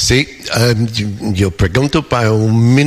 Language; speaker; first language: Spanish; non-native, fluent; English